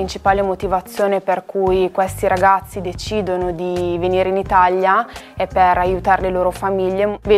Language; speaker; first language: Italian; native; Italian